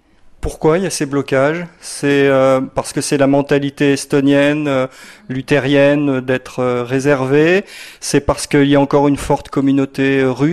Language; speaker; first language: French; native; French